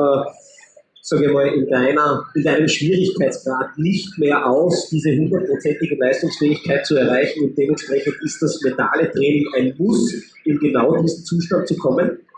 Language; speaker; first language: German; native; German